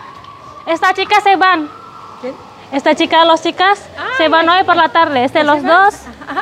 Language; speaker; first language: Spanish; non-native, learner; Indonesian